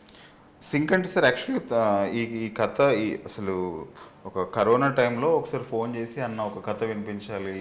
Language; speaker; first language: Telugu; native; Telugu